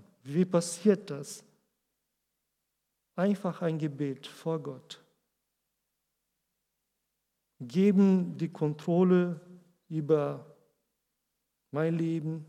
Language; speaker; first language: German; non-native, learner; Portuguese